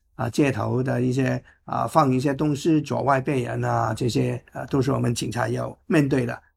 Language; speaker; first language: Chinese; non-native, fluent; Cantonese